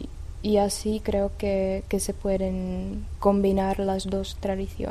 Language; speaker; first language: Spanish; non-native, fluent; Czech